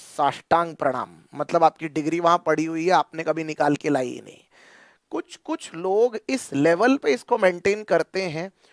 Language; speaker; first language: Hindi; non-native, local second language; Marathi